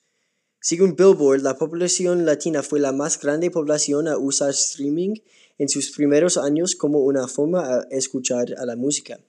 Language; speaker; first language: Spanish; non-native, learner; English